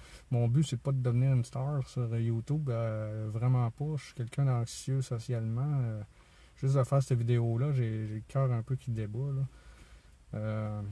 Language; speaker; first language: French; native; French